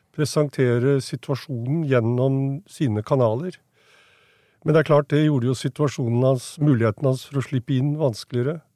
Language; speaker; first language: Norwegian; native; Norwegian